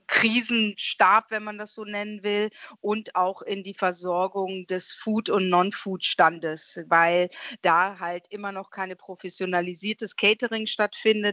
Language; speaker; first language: German; native; German